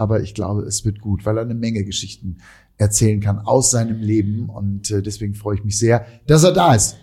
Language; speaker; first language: German; native; German